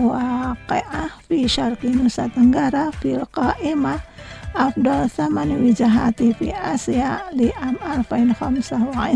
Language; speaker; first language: Arabic; non-native, fluent; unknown